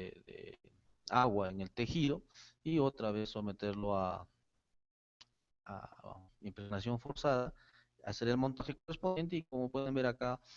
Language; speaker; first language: Spanish; native; Spanish